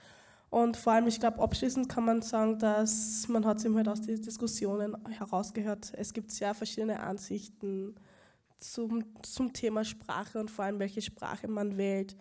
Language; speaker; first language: German; native; German